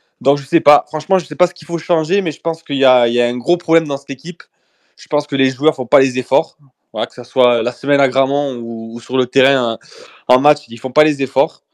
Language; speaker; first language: French; native; French